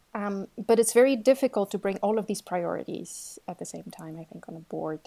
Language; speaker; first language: English; non-native, fluent; Portuguese